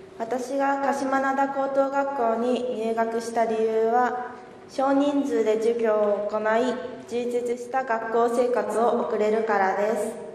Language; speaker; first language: Japanese; early bilingual, other home language; Chinese